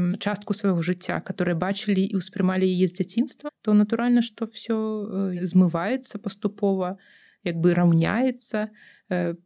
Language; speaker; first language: Belarusian; non-native, local second language; Russian